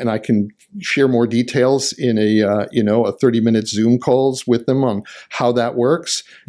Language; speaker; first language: English; native; English